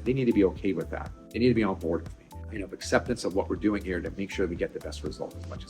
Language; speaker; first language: English; native; English